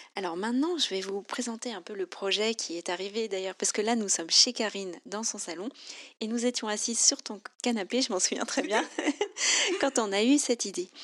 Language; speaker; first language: French; native; French